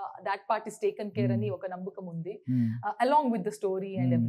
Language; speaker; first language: Telugu; non-native, learner; Kannada